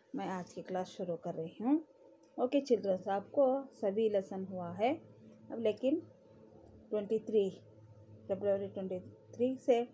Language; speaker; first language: Hindi; non-native, local second language; Kannada